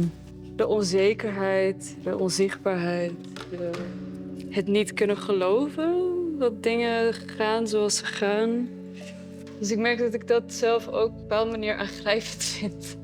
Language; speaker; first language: Dutch; early bilingual, other home language; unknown